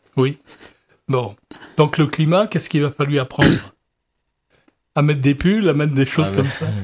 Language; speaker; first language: French; native; French